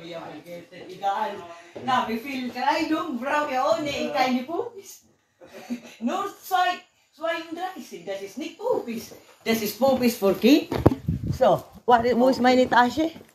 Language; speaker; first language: German; non-native, learner; Filipino